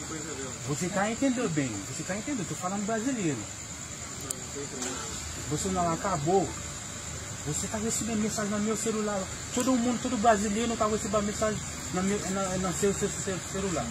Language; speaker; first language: Portuguese; non-native, learner; Haitian Creole